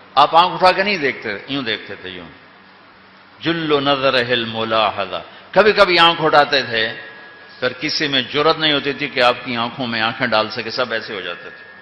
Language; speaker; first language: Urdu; non-native, local second language; Punjabi